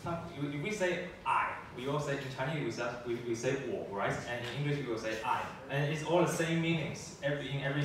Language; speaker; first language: English; non-native, learner; Chinese